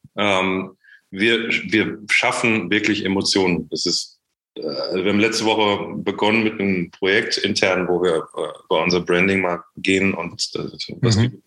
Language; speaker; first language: German; native; German